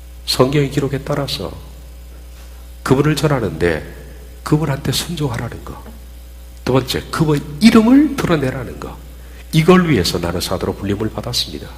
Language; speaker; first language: Korean; native; Korean